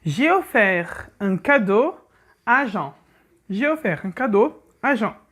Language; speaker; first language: French; non-native, fluent; Portuguese